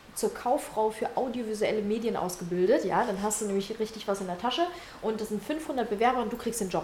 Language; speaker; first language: German; early bilingual, other home language; Russian